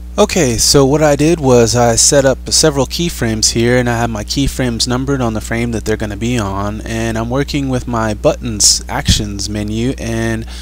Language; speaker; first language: English; native; English